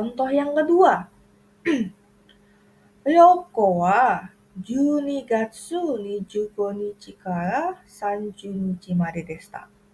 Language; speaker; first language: Japanese; non-native, fluent; Indonesian